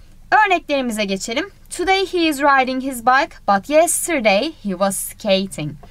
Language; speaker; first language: English; non-native, fluent; Turkish